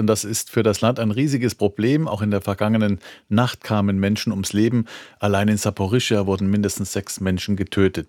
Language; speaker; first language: German; native; German